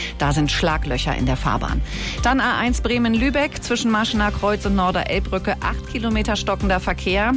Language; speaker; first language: German; native; German